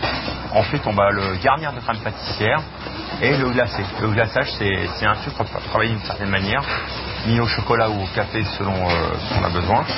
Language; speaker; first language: French; native; French